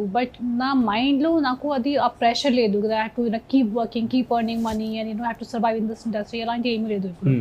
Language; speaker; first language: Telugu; non-native, local second language; Hindi